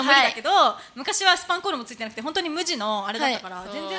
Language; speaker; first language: Japanese; native; Japanese